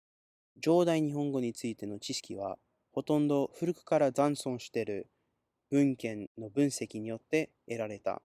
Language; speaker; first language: Japanese; non-native, learner; English